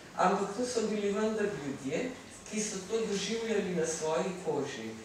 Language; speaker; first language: Slovenian; native; Slovenian